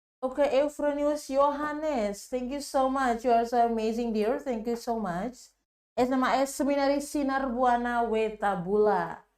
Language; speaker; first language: English; non-native, fluent; Indonesian